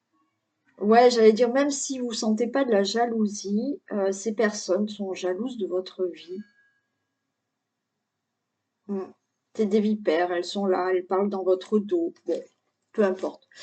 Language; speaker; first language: French; native; French